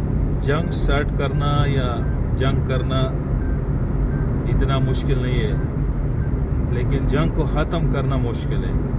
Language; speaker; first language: Hindi; non-native, local second language; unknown